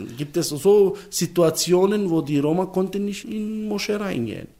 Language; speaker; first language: German; non-native, learner; Macedonian